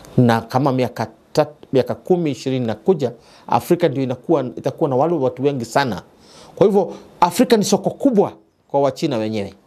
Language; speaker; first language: Swahili; non-native, local second language; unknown